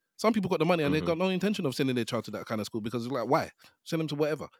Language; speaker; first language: English; native; English